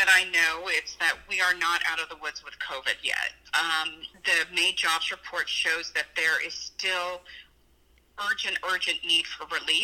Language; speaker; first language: English; native; English